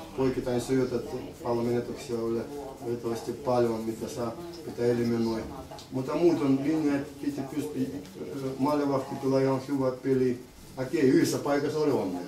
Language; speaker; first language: Finnish; non-native, learner; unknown